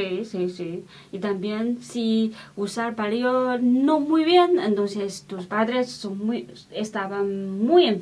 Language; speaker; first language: Spanish; non-native, learner; Chinese